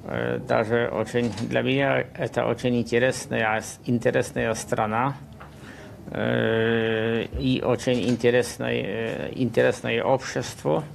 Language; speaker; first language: Russian; non-native, fluent; Polish